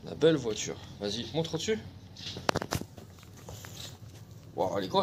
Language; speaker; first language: French; native; French